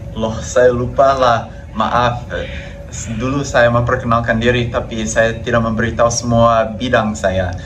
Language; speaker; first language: Indonesian; non-native, fluent; English